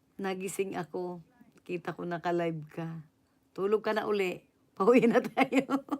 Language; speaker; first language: Filipino; non-native, local second language; Iloko